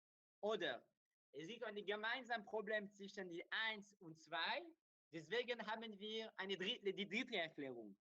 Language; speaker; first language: German; non-native, learner; Hebrew